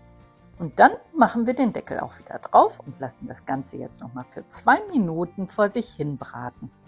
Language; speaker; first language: German; native; German